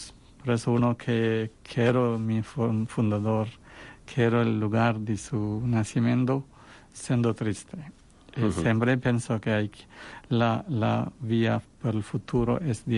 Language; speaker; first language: Spanish; non-native, fluent; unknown